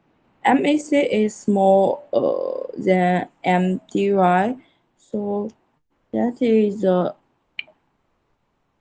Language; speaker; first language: English; non-native, learner; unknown